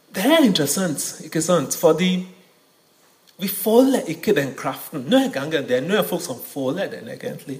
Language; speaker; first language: Norwegian; non-native, fluent; Yoruba